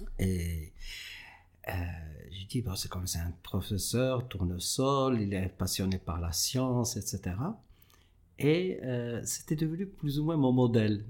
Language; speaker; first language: French; non-native, local second language; Arabic